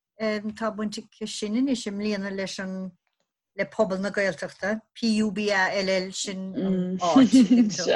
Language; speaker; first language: Irish; native; Irish